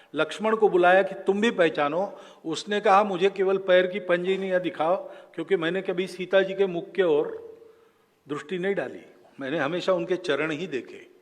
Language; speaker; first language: Hindi; non-native, local second language; Marathi